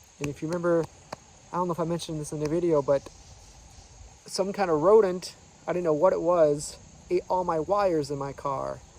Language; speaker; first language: English; native; English